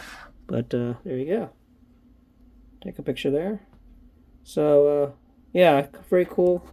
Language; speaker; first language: English; native; English